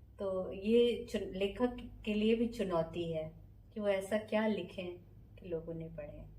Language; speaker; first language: Hindi; native; Hindi